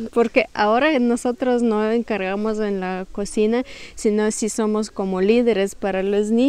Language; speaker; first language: Spanish; non-native, fluent; Ukrainian